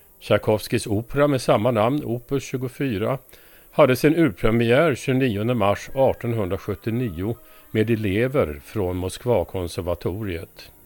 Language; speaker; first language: Swedish; native; Swedish